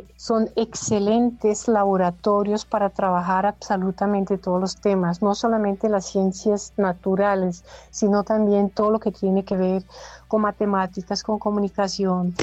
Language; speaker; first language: Spanish; non-native, fluent; German